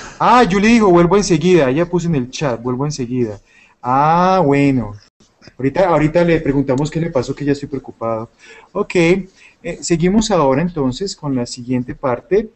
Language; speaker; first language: Spanish; native; Spanish